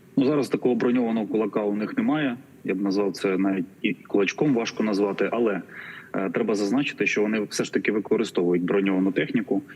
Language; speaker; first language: Ukrainian; native; Ukrainian